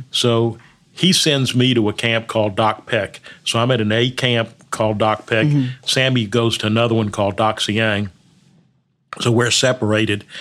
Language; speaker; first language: English; early bilingual, other home language; Spanish